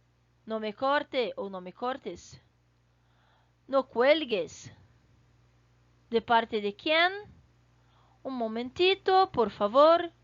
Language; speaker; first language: Spanish; non-native, fluent; Portuguese